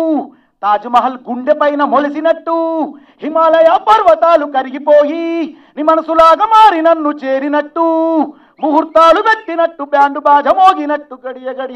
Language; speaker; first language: Telugu; native; Telugu